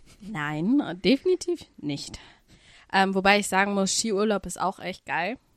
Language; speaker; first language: German; early bilingual, other home language; Russian